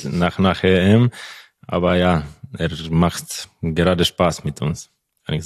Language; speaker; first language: German; non-native, learner; Croatian